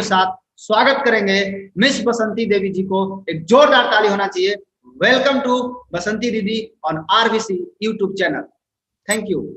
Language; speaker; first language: Hindi; native; Hindi